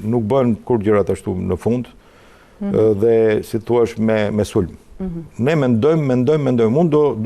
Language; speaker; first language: Albanian; native; Albanian